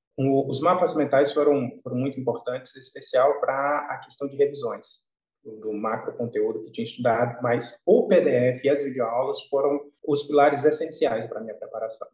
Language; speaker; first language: Portuguese; native; Portuguese